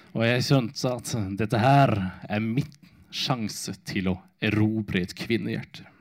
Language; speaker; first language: Norwegian; native; Norwegian